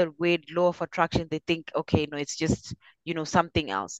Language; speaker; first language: English; non-native, local second language; Shona